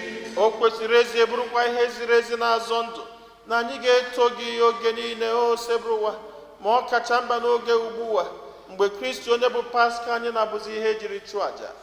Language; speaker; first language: Igbo; native; Igbo